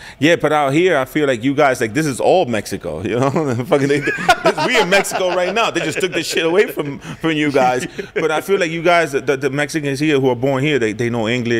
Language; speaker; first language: English; early bilingual, other home language; Spanish